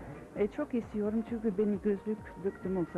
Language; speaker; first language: Turkish; non-native, learner; Dutch